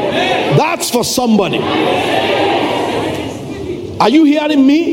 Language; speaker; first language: English; non-native, local second language; Yoruba